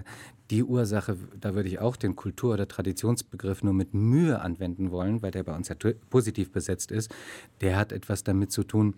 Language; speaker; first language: German; native; German